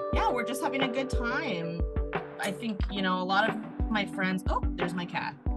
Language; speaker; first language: English; native; English